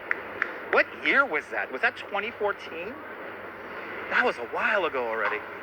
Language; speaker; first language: English; native; English